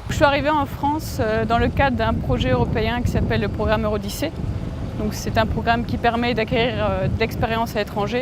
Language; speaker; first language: French; native; French